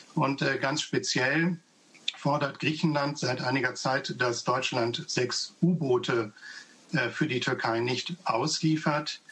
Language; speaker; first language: German; native; German